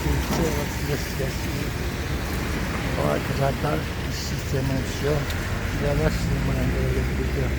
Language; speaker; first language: Russian; non-native, learner; Avaric